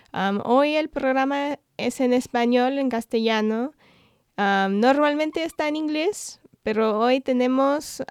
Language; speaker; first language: Spanish; non-native, fluent; English